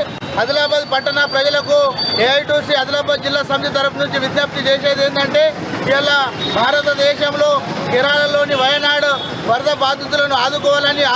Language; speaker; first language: Telugu; native; Telugu